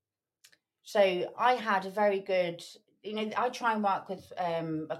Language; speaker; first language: English; native; English